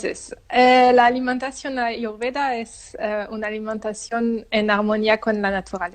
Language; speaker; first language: Spanish; non-native, learner; French